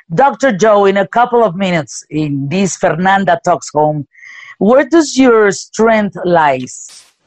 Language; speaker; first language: English; non-native, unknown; Spanish